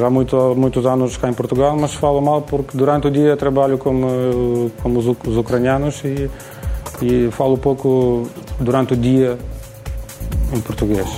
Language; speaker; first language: Portuguese; non-native, learner; Ukrainian